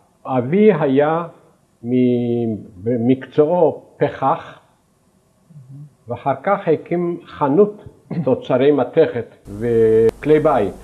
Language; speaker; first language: Hebrew; non-native, fluent; Yiddish